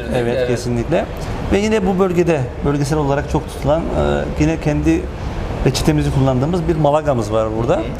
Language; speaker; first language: Turkish; native; Turkish